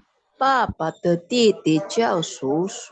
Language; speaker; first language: Chinese; non-native, learner; Indonesian